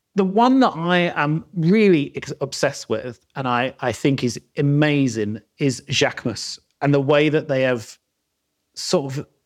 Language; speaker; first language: English; native; English